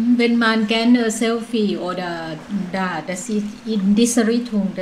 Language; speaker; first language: German; non-native, learner; Thai